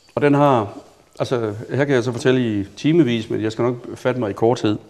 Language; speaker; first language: Danish; native; Danish